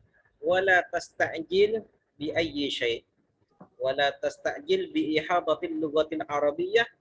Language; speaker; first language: Arabic; non-native, fluent; Malay